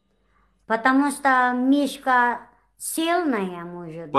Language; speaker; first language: Russian; non-native, learner; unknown